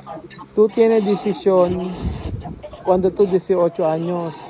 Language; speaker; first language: Spanish; non-native, learner; Filipino